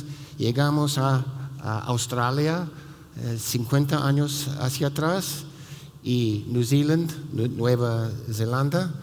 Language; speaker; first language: Spanish; non-native, fluent; English